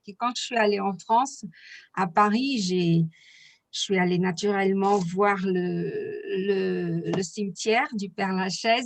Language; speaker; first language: French; non-native, fluent; Portuguese